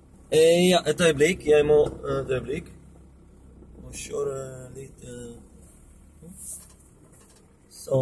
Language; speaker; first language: Swedish; non-native, learner; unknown